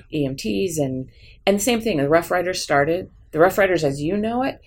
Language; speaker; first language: English; native; English